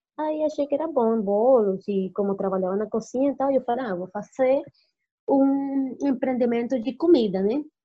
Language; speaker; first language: Portuguese; non-native, fluent; Spanish